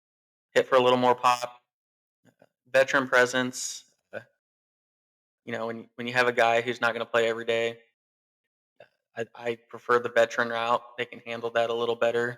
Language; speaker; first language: English; native; English